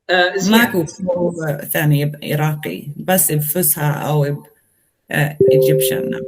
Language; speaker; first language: Arabic; non-native, learner; Swedish